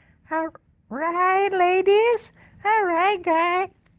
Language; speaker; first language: English; non-native, learner; Portuguese